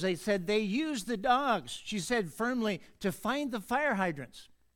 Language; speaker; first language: English; native; English